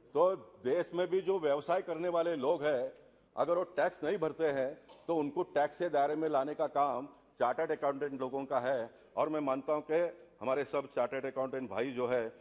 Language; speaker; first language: Hindi; non-native, local second language; Tulu